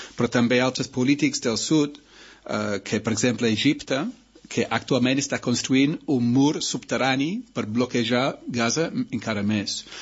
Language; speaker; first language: Catalan; non-native, local second language; Spanish